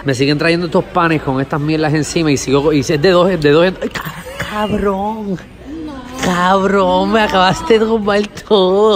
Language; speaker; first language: Spanish; native; Spanish